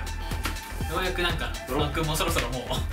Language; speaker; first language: Japanese; native; Japanese